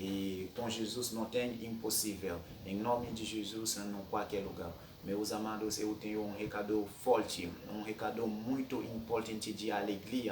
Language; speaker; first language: Portuguese; non-native, fluent; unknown